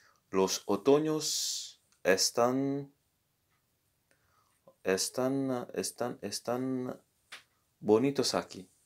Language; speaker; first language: Spanish; non-native, learner; Morisyen